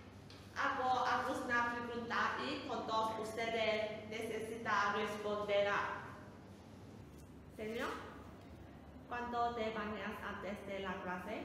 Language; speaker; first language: Spanish; non-native, learner; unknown